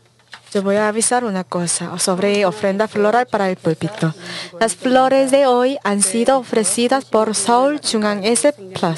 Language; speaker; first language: Spanish; non-native, learner; Korean